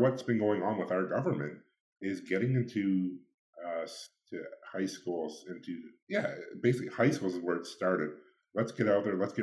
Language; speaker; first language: English; native; English